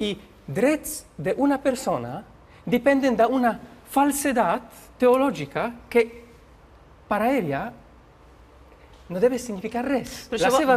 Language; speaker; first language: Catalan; non-native, learner; Polish